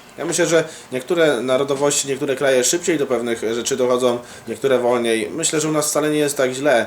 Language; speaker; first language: Polish; native; Polish